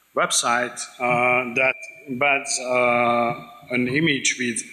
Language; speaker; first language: English; non-native, fluent; Hungarian